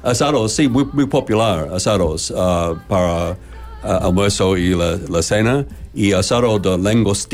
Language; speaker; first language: Spanish; non-native, learner; English